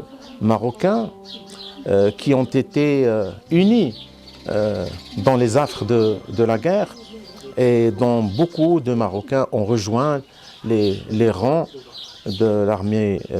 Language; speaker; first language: French; non-native, local second language; Arabic